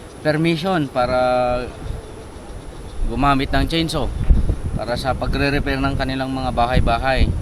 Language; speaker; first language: Filipino; non-native, local second language; Iloko